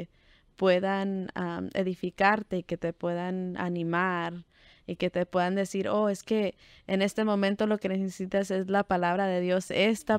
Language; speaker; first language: Spanish; early bilingual, heritage; Spanish